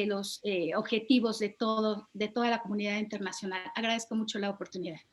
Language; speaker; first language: Spanish; native; Spanish